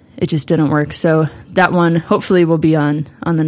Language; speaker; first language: English; native; English